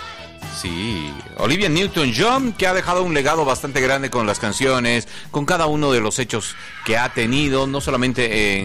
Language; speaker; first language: Spanish; native; Spanish